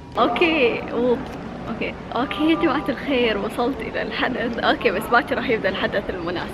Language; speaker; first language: Arabic; native; Arabic